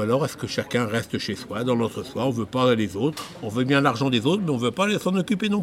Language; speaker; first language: French; native; French